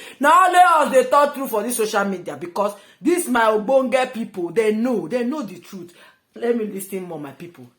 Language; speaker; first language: Nigerian Pidgin; non-native, local second language; Igbo